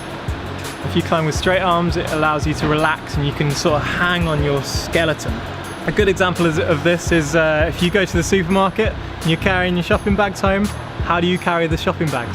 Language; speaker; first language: English; native; English